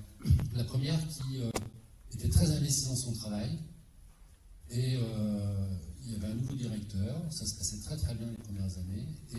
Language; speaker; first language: French; native; French